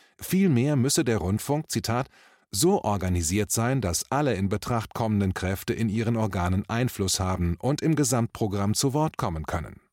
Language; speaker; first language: German; native; German